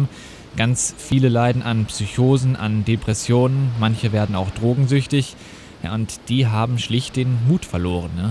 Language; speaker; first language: German; native; German